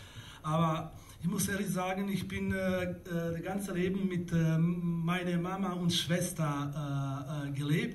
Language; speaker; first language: German; non-native, learner; Bosnian